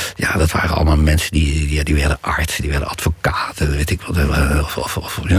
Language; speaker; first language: Dutch; native; Dutch